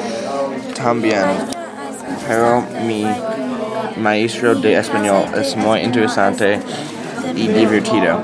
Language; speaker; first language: Spanish; non-native, learner; English